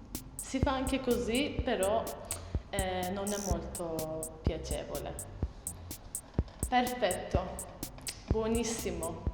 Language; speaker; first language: Italian; non-native, learner; Turkish